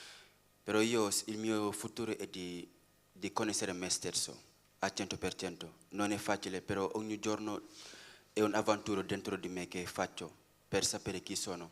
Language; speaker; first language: Italian; non-native, learner; Wolof